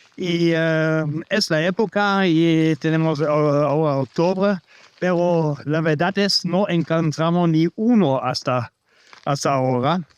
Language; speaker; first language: Spanish; non-native, learner; German